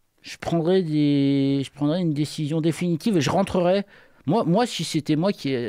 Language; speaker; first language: French; native; French